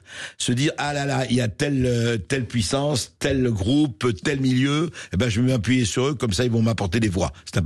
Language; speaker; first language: French; native; French